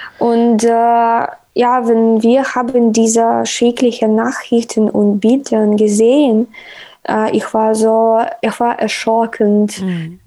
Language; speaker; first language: German; non-native, learner; Ukrainian